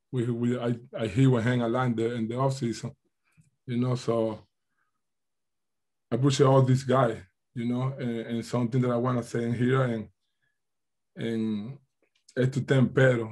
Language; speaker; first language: English; non-native, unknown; Spanish